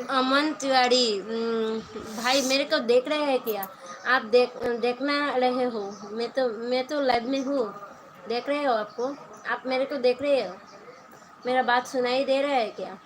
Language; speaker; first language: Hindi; non-native, local second language; Bangla